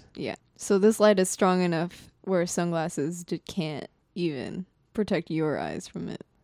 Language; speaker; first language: English; non-native, fluent; Japanese